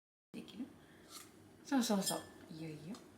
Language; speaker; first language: Japanese; native; Japanese